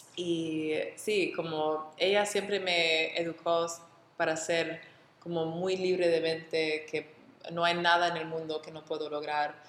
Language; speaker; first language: Spanish; early bilingual, other home language; English